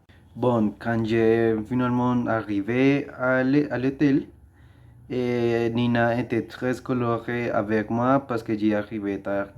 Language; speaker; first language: French; non-native, learner; Spanish